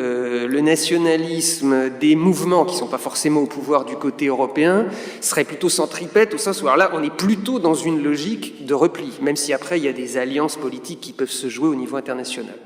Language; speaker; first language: French; native; French